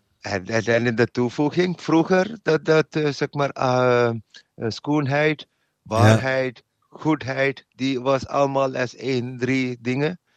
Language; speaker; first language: Dutch; non-native, learner; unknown